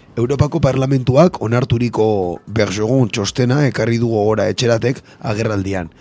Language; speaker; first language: Basque; native; Basque